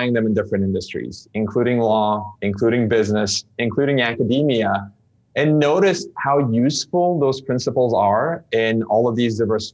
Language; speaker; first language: English; non-native, fluent; Turkish